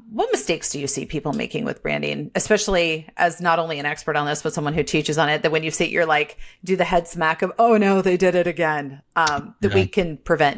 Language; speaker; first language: English; native; English